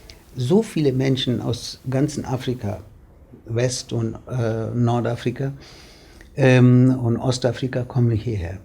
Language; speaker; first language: German; non-native, fluent; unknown